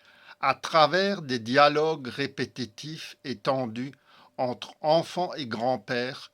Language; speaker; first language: French; native; French